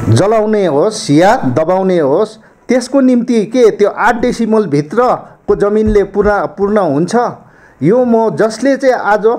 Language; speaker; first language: Nepali; native; Nepali